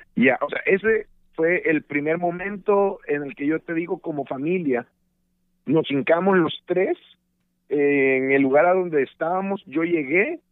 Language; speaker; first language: Spanish; native; Spanish